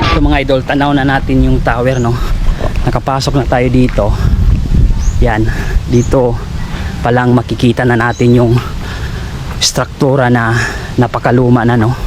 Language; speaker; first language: Filipino; non-native, local second language; Cebuano